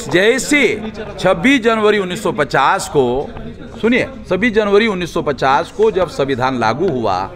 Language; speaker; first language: Hindi; non-native, local second language; Marathi